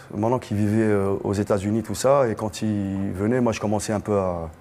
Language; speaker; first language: French; non-native, local second language; Arabic